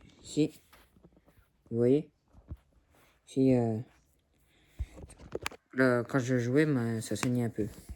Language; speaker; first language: French; early bilingual, other home language; Spanish